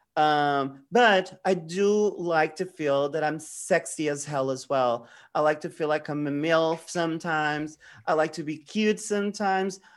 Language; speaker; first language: English; non-native, fluent; Portuguese